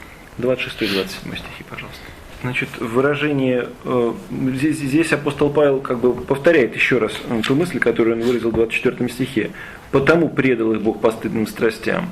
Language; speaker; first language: Russian; native; Russian